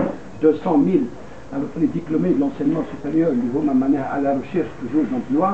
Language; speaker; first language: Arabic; native; Arabic